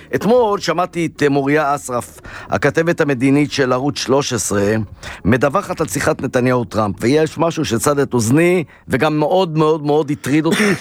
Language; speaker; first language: Hebrew; native; Hebrew